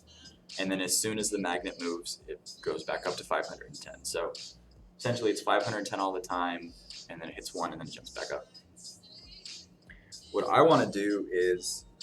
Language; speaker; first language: English; native; English